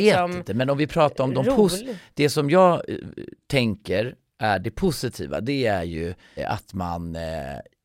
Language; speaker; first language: Swedish; native; Swedish